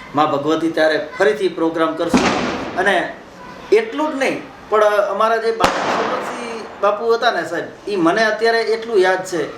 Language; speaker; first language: Gujarati; native; Gujarati